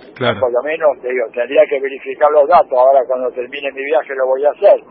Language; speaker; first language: Spanish; native; Spanish